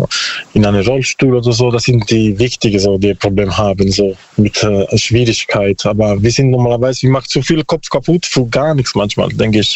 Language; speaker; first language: German; non-native, learner; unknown